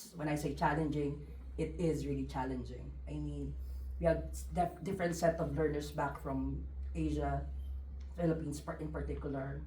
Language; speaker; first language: English; non-native, local second language; Filipino